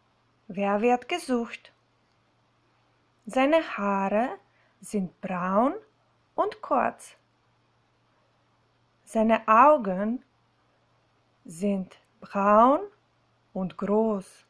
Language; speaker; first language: German; non-native, fluent; Slovenian